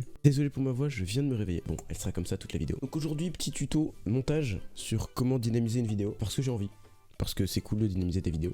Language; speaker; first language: French; native; French